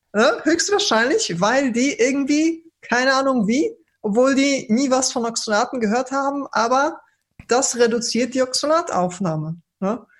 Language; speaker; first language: German; early bilingual, other home language; Polish